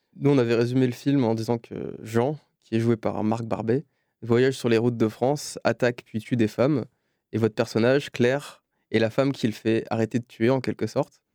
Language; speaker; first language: French; native; French